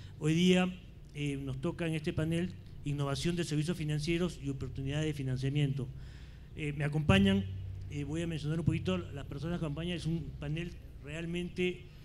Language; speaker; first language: Spanish; native; Spanish